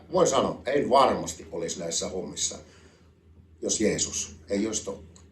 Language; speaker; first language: Finnish; native; Finnish